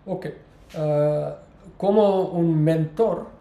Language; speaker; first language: Spanish; non-native, learner; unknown